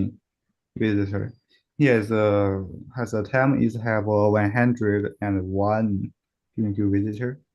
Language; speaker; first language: English; non-native, learner; Chinese